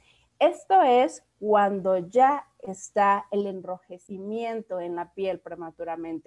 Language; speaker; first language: Spanish; native; Spanish